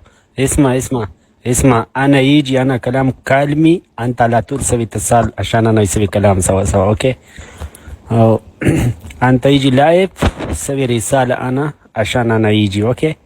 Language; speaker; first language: Arabic; non-native, learner; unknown